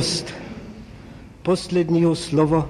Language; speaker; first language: Czech; non-native, local second language; German